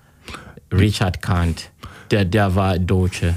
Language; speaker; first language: German; non-native, learner; Kinyarwanda